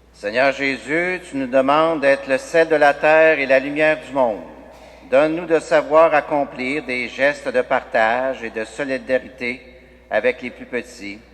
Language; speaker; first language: French; native; French